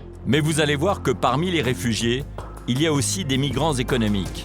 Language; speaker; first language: French; native; French